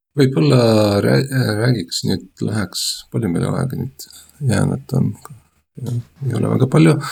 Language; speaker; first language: Estonian; non-native, local second language; Russian